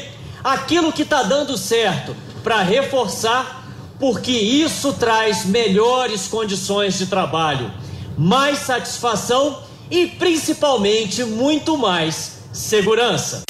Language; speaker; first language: Portuguese; native; Portuguese